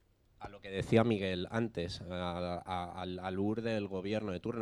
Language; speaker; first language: Spanish; native; Spanish